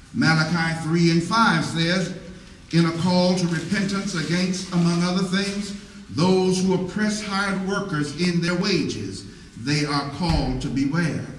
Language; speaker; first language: English; native; English